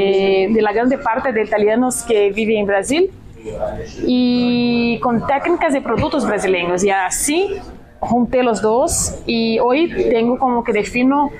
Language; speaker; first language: Spanish; non-native, fluent; Portuguese